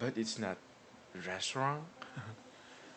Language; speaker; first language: English; non-native, learner; Korean